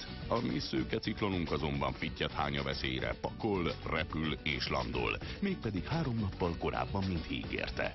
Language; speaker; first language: Hungarian; native; Hungarian